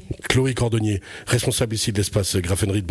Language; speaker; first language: French; native; French